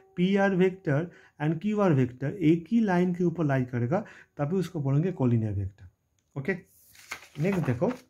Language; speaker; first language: Hindi; non-native, local second language; Bangla